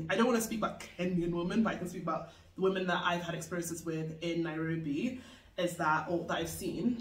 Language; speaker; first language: English; native; English